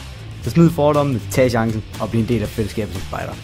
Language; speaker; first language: Danish; native; Danish